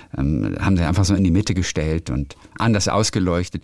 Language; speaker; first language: German; native; German